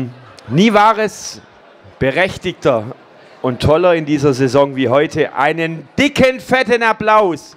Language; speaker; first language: German; native; German